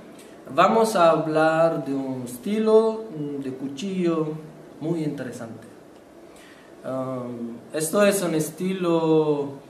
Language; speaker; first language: Spanish; non-native, fluent; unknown